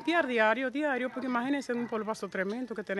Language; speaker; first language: Spanish; native; Spanish